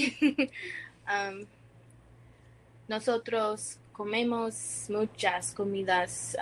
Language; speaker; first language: Spanish; non-native, learner; English